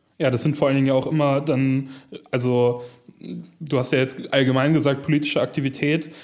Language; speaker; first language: German; native; German